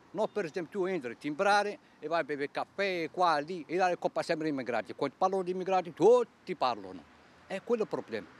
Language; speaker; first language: Italian; non-native, fluent; Arabic